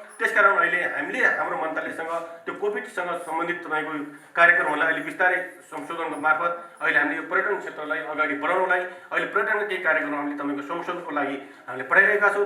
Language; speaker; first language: Nepali; native; Nepali